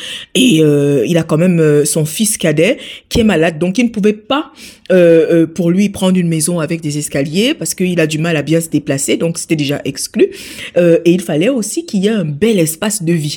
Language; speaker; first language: French; native; French